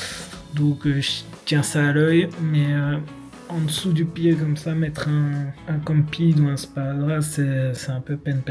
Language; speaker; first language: French; native; French